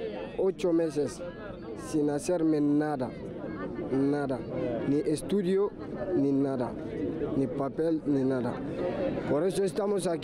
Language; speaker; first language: Spanish; non-native, learner; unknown